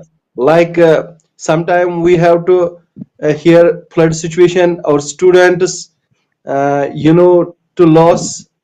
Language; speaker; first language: English; non-native, local second language; Kashmiri